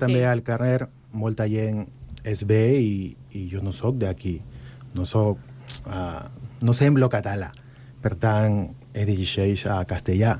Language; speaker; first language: Catalan; non-native, learner; Spanish